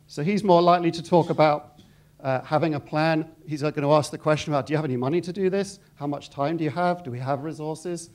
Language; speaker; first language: English; native; English